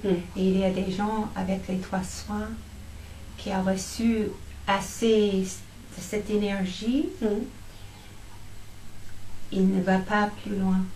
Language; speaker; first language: French; non-native, fluent; English